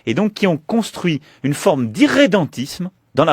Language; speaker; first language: French; native; French